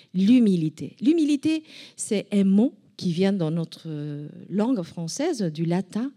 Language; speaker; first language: French; non-native, fluent; Spanish